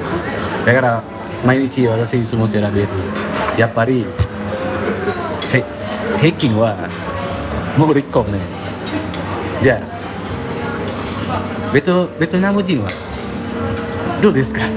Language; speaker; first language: Japanese; non-native, learner; Indonesian